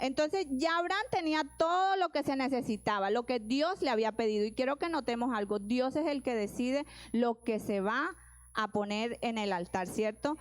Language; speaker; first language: Spanish; native; Spanish